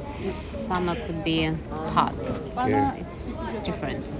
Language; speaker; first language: English; non-native, fluent; Russian